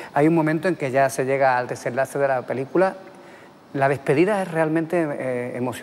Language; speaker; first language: Spanish; native; Spanish